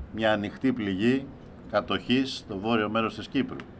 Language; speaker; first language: Greek; native; Greek